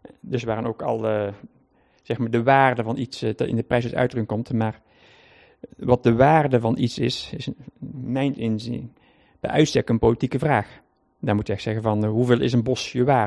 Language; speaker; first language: Dutch; native; Dutch